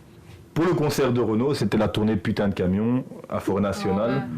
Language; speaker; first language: French; native; French